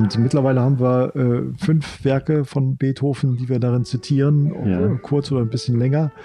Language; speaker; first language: German; native; German